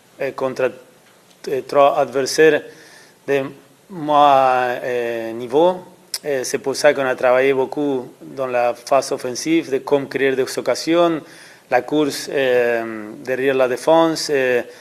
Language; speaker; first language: French; non-native, learner; Spanish